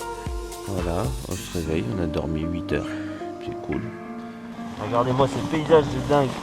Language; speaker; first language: French; native; French